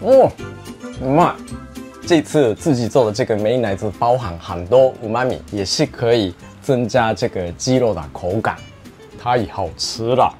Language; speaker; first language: Chinese; non-native, fluent; Japanese